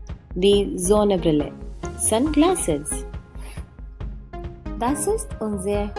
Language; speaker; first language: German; non-native, fluent; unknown